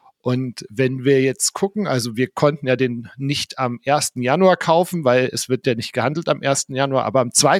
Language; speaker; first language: German; native; German